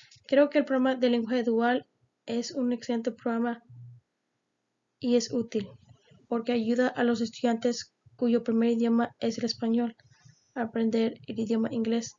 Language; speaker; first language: Spanish; early bilingual, heritage; Spanish